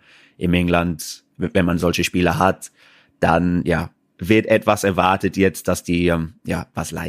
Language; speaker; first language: German; non-native, fluent; English